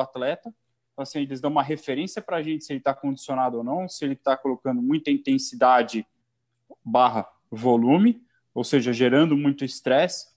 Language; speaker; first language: Portuguese; native; Portuguese